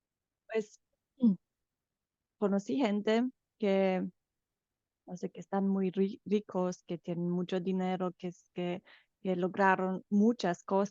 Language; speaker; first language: Spanish; non-native, fluent; Romanian